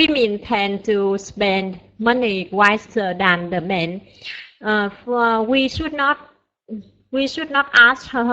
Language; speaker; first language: English; non-native, learner; Vietnamese